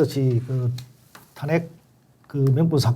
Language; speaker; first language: Korean; native; Korean